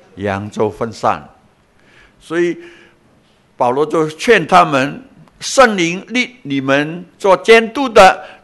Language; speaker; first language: Chinese; non-native, local second language; Cantonese